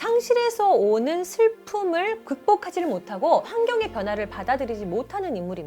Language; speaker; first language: Korean; native; Korean